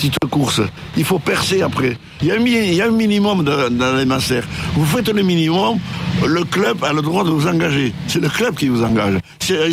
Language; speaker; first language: French; native; French